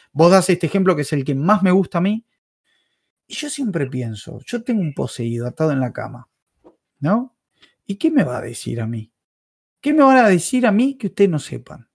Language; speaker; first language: Spanish; native; Spanish